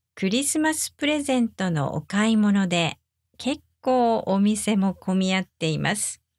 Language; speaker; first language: Japanese; native; Japanese